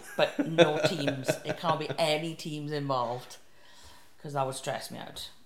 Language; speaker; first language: English; native; English